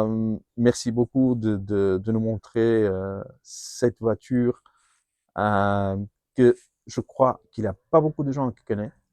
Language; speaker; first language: French; non-native, fluent; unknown